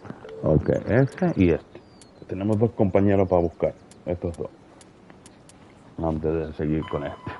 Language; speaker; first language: Spanish; non-native, fluent; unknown